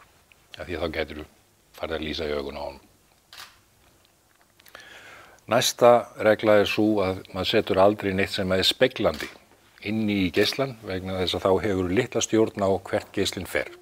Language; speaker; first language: Icelandic; native; Icelandic